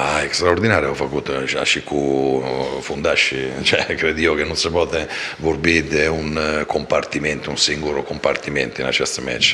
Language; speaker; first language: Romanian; non-native, fluent; Italian